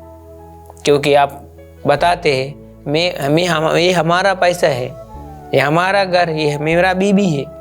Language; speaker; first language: Hindi; non-native, local second language; Sinhala